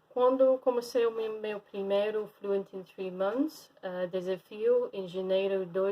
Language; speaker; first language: Portuguese; non-native, fluent; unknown